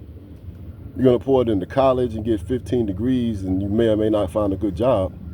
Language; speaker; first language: English; native; English